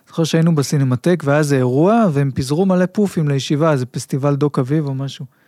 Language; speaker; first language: Hebrew; native; Hebrew